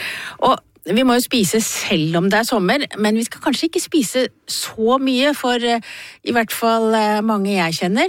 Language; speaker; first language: Norwegian; native; Norwegian